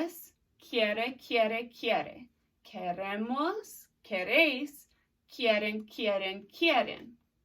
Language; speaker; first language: Spanish; non-native, fluent; English